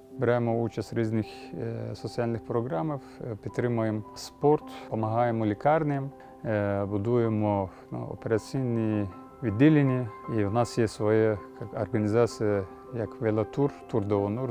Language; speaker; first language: Ukrainian; non-native, learner; Turkish